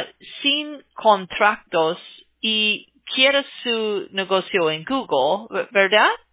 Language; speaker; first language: Spanish; non-native, learner; English